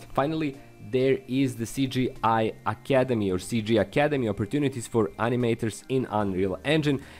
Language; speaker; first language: English; non-native, fluent; Serbian